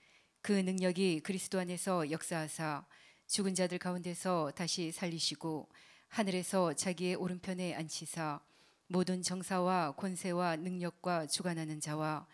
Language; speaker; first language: Korean; native; Korean